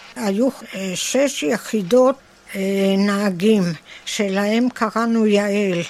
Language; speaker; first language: Hebrew; native; Hebrew